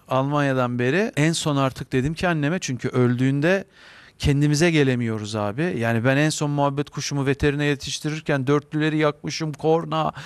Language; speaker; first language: Turkish; native; Turkish